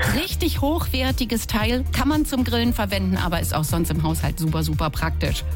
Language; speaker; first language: German; native; German